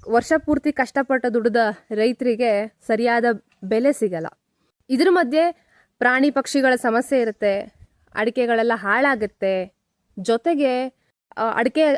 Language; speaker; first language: Kannada; native; Kannada